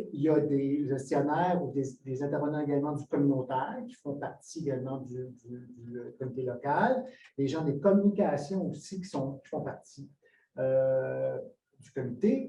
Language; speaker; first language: French; native; French